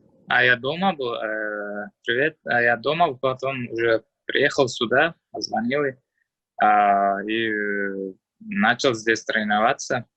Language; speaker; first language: Russian; non-native, learner; Uzbek